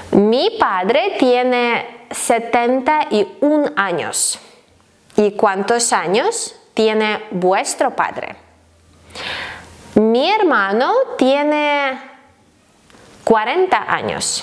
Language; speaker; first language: Spanish; non-native, fluent; Ukrainian